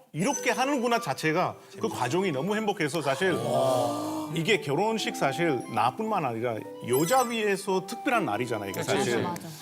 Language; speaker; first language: Korean; non-native, fluent; Hindi